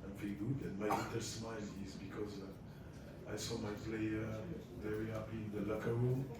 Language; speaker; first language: English; non-native, fluent; French